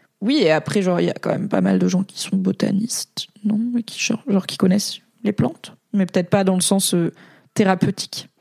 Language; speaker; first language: French; native; French